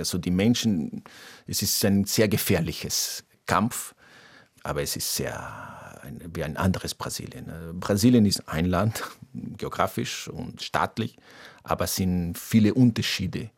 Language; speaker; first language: German; non-native, fluent; Portuguese